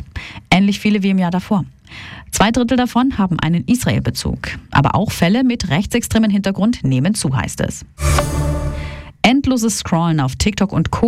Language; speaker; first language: German; native; German